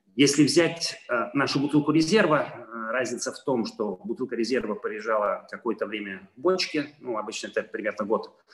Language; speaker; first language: Russian; non-native, fluent; Italian